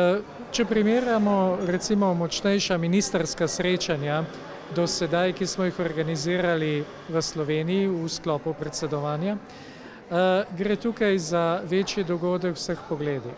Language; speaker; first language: Slovenian; native; Slovenian